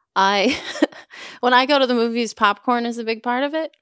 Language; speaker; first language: English; native; English